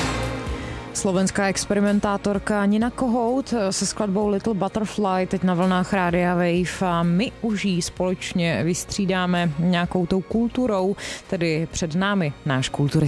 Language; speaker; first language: Czech; native; Czech